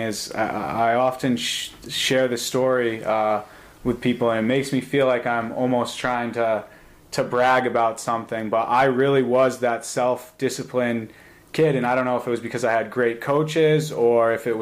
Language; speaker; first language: English; native; English